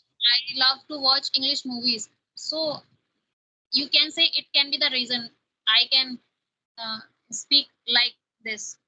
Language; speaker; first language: English; non-native, local second language; Hindi